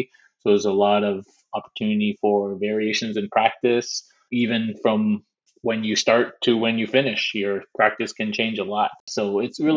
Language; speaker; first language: English; native; English